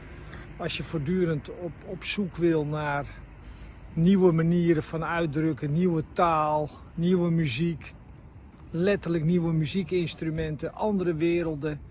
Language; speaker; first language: Dutch; native; Dutch